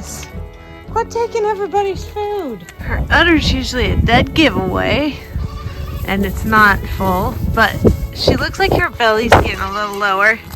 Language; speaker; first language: English; native; English